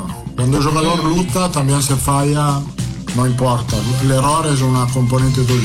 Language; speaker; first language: Portuguese; non-native, learner; Italian